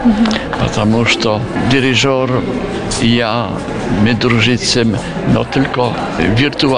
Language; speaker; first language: Russian; non-native, fluent; Polish